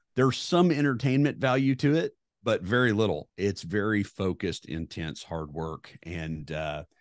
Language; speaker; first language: English; native; English